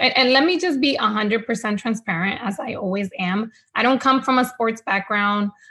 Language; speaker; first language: English; non-native, fluent; Spanish